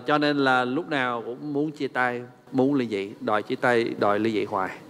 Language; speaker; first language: Vietnamese; non-native, fluent; English